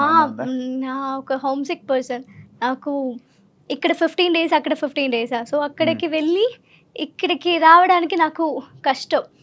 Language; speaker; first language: Telugu; non-native, learner; Malayalam